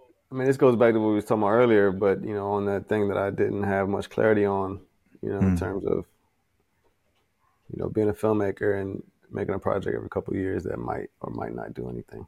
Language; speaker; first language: English; native; English